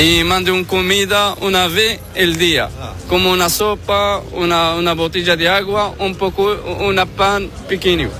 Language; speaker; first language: Spanish; non-native, learner; Arabic